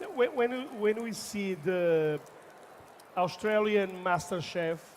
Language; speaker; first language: English; non-native, learner; Portuguese